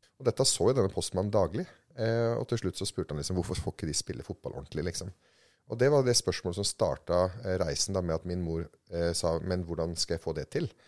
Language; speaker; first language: Norwegian; early bilingual, other home language; Arabic